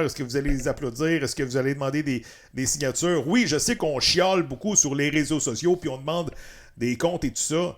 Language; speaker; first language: French; native; French